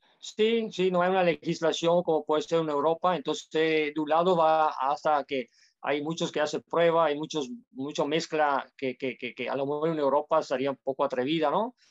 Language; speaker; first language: Spanish; non-native, fluent; Italian